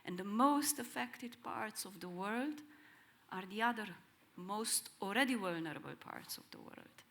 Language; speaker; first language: English; non-native, fluent; Slovenian